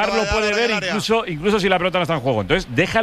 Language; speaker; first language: Spanish; native; Spanish